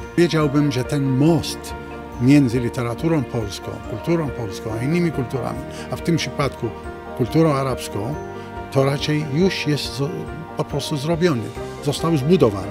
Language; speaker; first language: Polish; non-native, fluent; Arabic